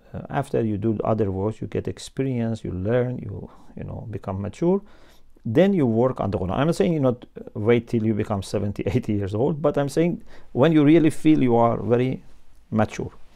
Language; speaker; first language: English; non-native, fluent; Persian